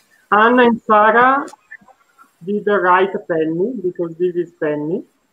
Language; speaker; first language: English; non-native, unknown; Italian